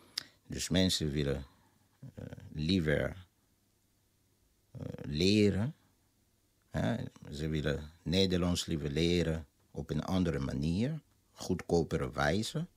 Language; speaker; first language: Dutch; non-native, fluent; Lingala